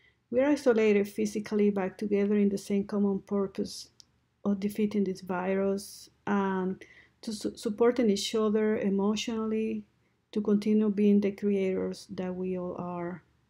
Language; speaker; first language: English; non-native, fluent; Spanish